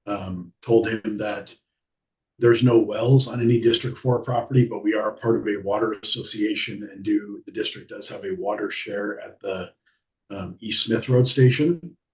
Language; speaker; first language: English; native; English